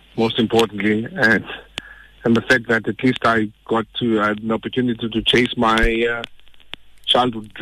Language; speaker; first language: English; non-native, local second language; Xhosa